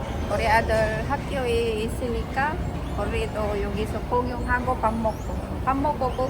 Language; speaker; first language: Korean; non-native, learner; Filipino